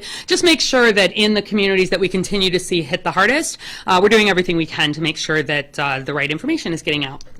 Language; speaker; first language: English; native; English